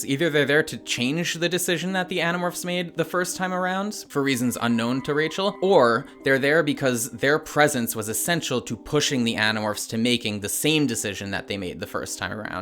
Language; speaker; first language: English; native; English